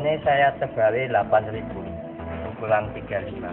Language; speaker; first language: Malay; non-native, local second language; Javanese